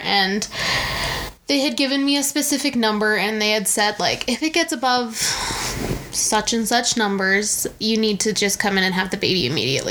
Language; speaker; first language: English; native; English